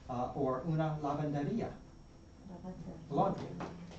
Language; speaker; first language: Spanish; non-native, fluent; English